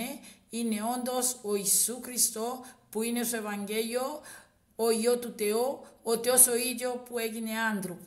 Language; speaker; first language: Greek; non-native, learner; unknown